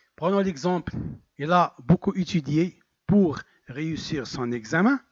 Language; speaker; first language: French; non-native, local second language; Arabic